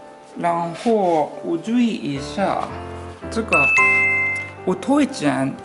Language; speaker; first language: Chinese; non-native, fluent; Japanese